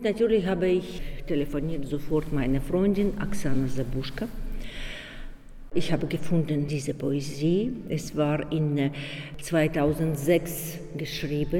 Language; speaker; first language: German; non-native, learner; Ukrainian